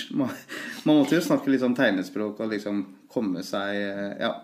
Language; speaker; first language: Norwegian; early bilingual, other home language; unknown